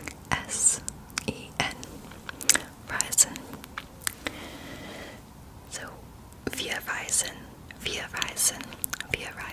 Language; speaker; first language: German; non-native, learner; English